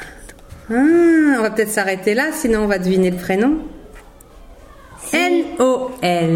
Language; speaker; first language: French; native; French